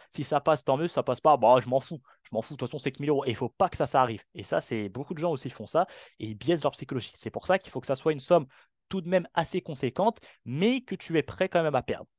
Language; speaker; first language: French; non-native, local second language; Arabic